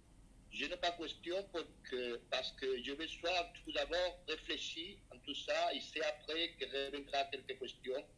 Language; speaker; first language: French; non-native, learner; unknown